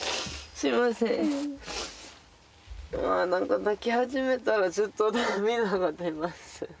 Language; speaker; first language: Japanese; non-native, fluent; Korean